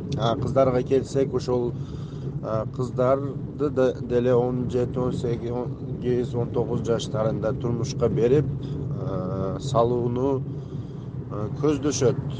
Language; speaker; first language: Kyrgyz; non-native, local second language; Uzbek